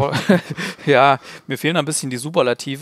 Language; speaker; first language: German; native; German